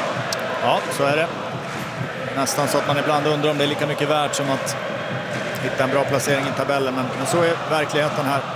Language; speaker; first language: Swedish; native; Swedish